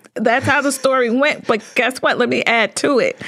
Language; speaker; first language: English; native; English